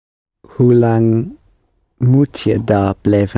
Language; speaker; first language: Dutch; non-native, learner; English